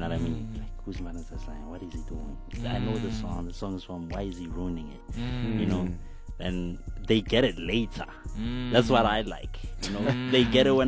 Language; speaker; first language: English; non-native, local second language; Southern Sotho